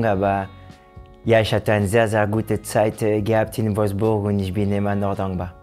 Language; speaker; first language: German; non-native, fluent; French